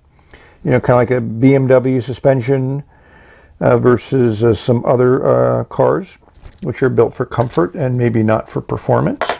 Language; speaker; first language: English; native; English